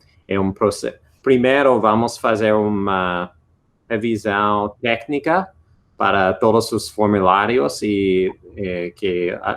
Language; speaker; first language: Portuguese; non-native, fluent; English